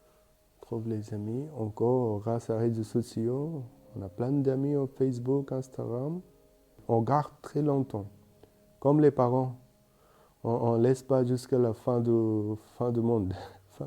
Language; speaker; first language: French; non-native, learner; Bangla